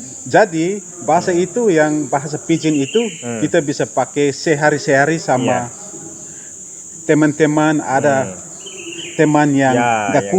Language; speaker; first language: Indonesian; non-native, fluent; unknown